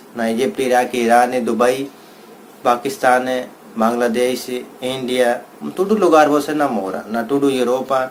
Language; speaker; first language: Portuguese; non-native, learner; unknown